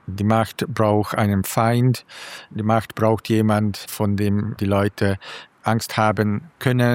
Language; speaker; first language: German; non-native, fluent; Hungarian